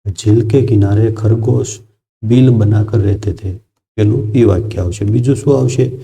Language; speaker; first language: Hindi; non-native, local second language; Gujarati